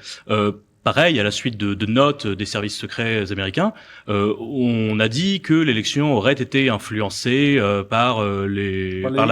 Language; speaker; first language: French; native; French